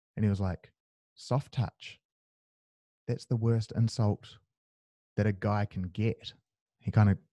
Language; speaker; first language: English; native; English